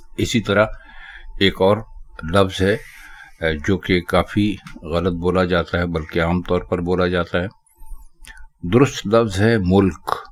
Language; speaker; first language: Urdu; native; Urdu